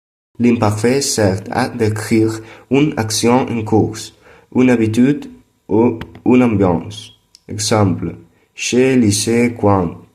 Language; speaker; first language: French; non-native, learner; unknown